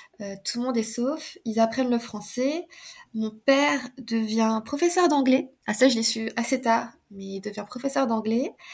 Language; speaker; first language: French; early bilingual, other home language; Khmer